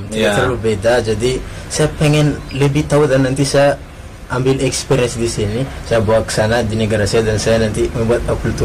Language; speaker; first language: Indonesian; non-native, fluent; Malagasy